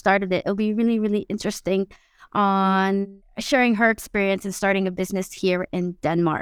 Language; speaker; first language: English; early bilingual, other home language; Filipino